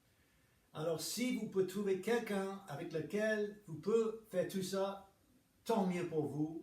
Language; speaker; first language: French; non-native, fluent; English